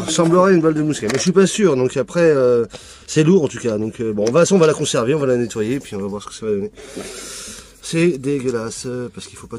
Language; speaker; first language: French; native; French